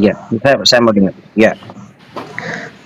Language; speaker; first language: Indonesian; non-native, learner; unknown